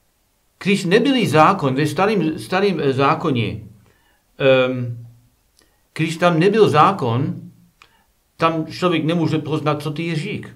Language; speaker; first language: Czech; non-native, learner; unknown